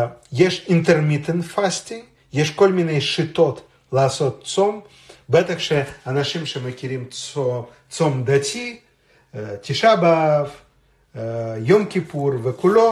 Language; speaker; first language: Hebrew; non-native, fluent; Russian